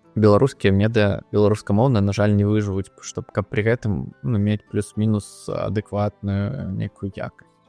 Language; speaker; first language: Belarusian; non-native, local second language; Russian